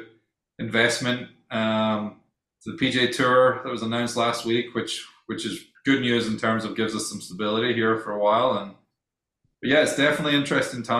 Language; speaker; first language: English; native; English